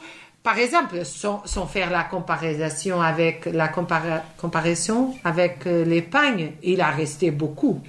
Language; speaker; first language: French; non-native, fluent; Portuguese